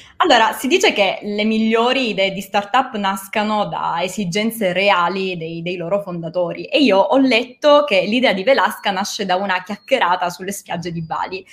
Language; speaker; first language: Italian; native; Italian